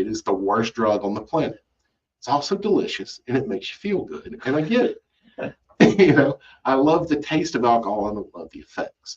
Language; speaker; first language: English; native; English